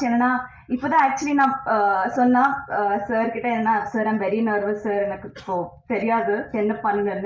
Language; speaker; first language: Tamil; non-native, learner; Telugu